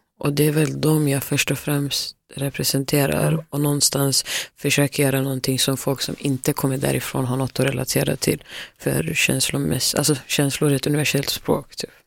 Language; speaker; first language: Swedish; early bilingual, other home language; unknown